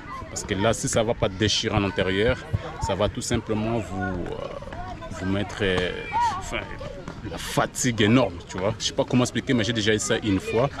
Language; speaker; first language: French; native; French